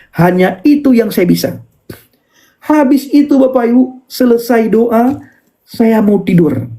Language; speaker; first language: Indonesian; non-native, local second language; Achinese